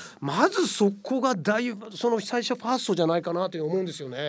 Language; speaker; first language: Japanese; native; Japanese